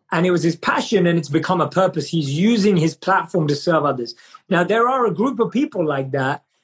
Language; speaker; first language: English; native; English